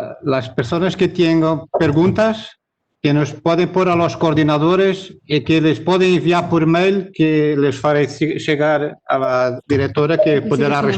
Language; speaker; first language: Spanish; non-native, learner; Portuguese